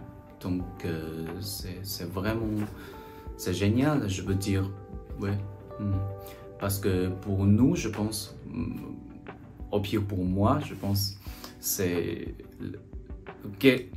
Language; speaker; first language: French; non-native, learner; Chinese